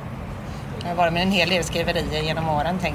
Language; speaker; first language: Swedish; native; Swedish